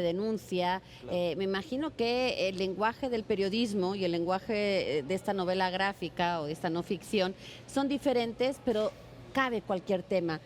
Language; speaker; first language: Spanish; native; Spanish